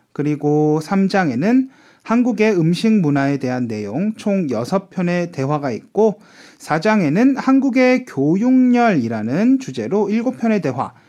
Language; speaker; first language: Korean; native; Korean